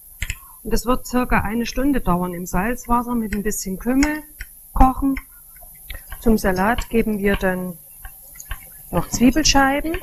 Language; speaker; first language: German; native; German